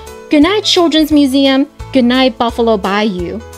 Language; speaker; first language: English; early bilingual, other home language; Chinese